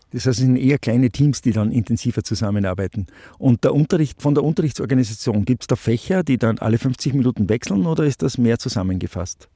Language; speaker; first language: German; native; German